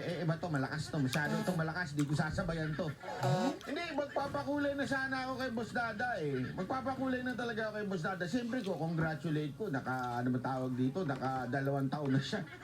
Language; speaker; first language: Filipino; native; Filipino